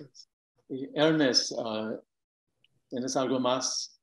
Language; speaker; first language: Spanish; non-native, fluent; English